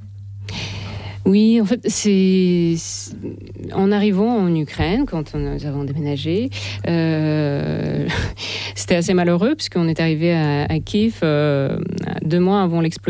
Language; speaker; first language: French; non-native, fluent; Russian